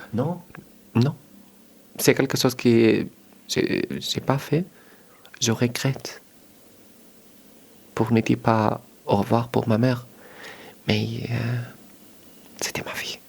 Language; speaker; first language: French; early bilingual, other home language; Arabic